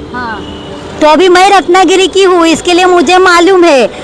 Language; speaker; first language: Hindi; non-native, local second language; Marathi